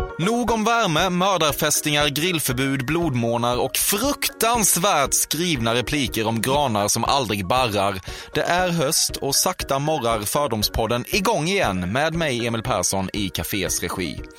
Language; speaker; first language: Swedish; native; Swedish